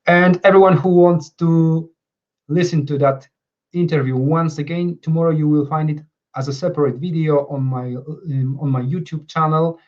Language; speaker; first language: English; non-native, fluent; Polish